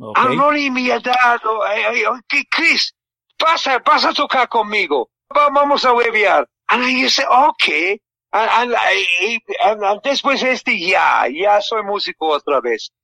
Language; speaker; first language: Spanish; non-native, learner; English